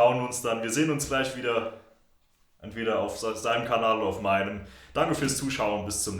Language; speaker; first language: German; native; German